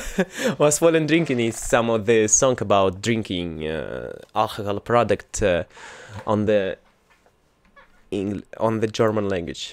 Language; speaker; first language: English; non-native, learner; Russian